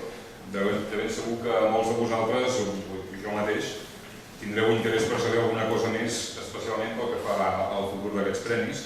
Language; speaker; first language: Catalan; native; Catalan